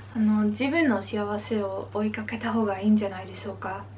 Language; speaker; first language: Japanese; non-native, learner; Dutch